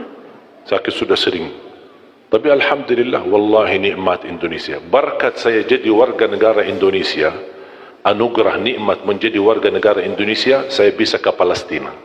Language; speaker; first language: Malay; non-native, fluent; Arabic